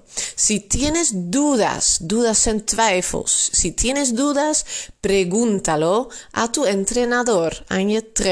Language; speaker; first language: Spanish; non-native, fluent; Dutch